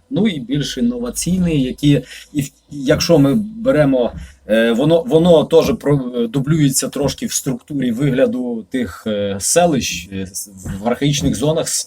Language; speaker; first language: Ukrainian; native; Ukrainian